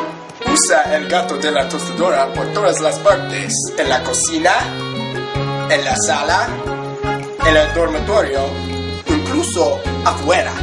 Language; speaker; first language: Spanish; non-native, learner; English